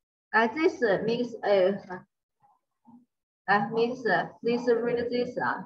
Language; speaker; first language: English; non-native, learner; Chinese